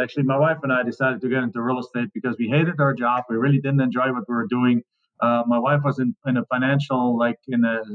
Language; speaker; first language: English; non-native, fluent; German